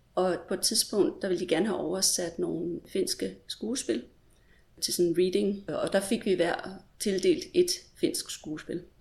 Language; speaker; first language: Danish; native; Danish